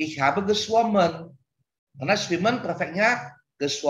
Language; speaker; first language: German; non-native, learner; Indonesian